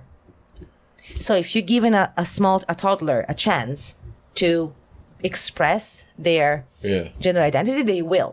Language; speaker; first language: English; non-native, fluent; Italian